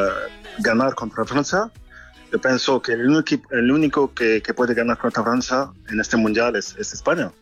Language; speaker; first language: Spanish; non-native, learner; French